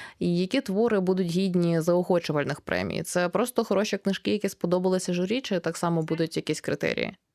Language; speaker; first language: Ukrainian; native; Ukrainian